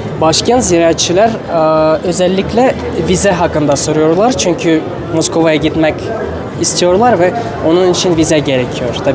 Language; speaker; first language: Turkish; non-native, learner; Russian